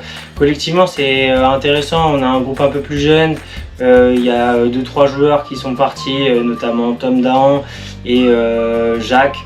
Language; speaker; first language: French; native; French